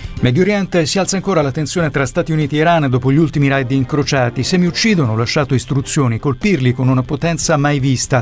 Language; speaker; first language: Italian; native; Italian